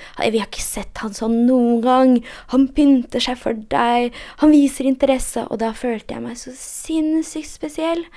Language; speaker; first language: Norwegian; early bilingual, other home language; Polish